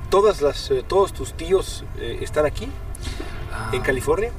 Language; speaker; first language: Spanish; native; Spanish